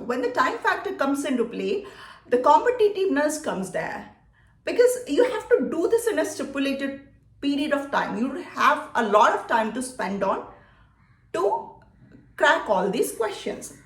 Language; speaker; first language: English; non-native, local second language; Malayalam